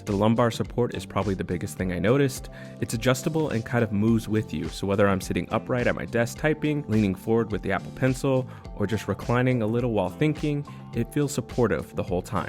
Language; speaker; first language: English; native; English